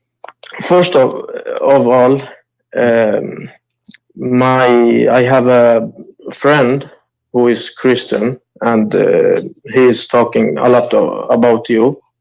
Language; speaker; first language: English; non-native, learner; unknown